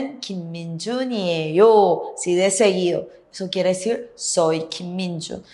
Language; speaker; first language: Spanish; native; Spanish